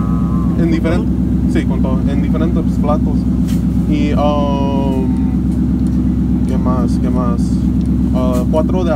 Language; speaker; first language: Spanish; early bilingual, heritage; Spanish